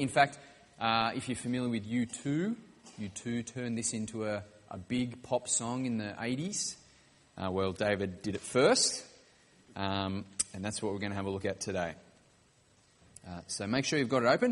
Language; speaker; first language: English; native; English